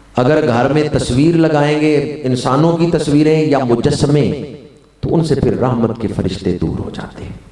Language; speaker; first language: Urdu; non-native, local second language; Punjabi